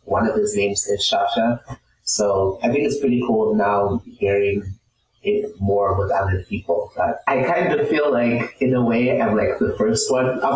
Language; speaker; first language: English; non-native, local second language; Shona